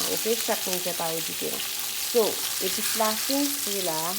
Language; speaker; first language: French; non-native, learner; Haitian Creole